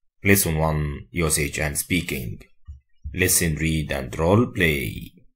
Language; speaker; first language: English; non-native, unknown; Arabic